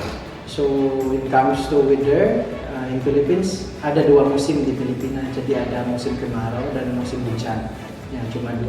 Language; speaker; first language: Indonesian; non-native, learner; Filipino